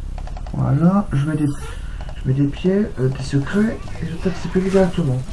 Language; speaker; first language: French; native; French